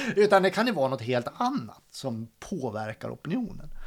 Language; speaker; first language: Swedish; native; Swedish